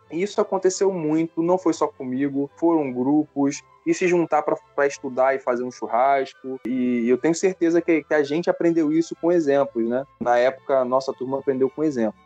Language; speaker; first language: Portuguese; native; Portuguese